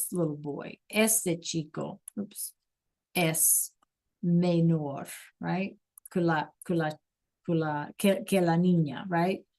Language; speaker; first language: Spanish; non-native, learner; English